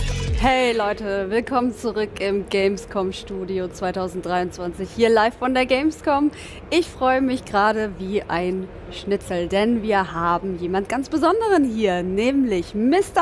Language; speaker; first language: German; native; German